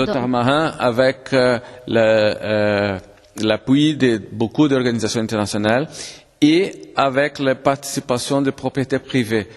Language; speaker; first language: French; non-native, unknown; Portuguese